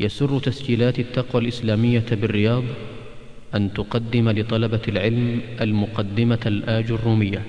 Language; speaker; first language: Arabic; native; Arabic